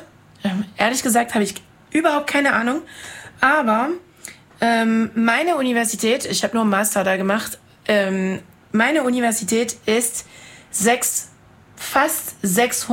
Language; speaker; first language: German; non-native, fluent; French